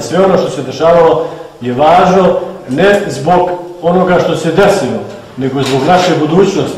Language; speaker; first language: Bosnian; native; Bosnian